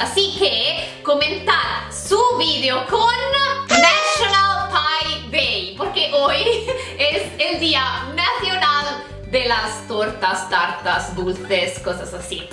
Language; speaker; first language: Spanish; non-native, fluent; Italian